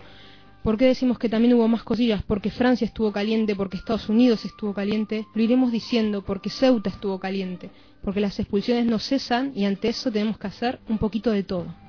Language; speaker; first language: Spanish; native; Spanish